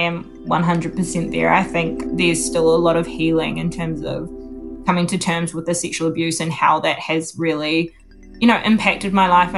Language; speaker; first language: English; native; English